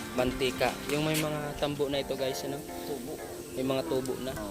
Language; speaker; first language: Filipino; non-native, local second language; Bikol